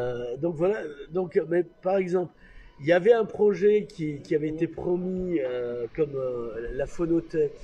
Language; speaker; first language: French; native; French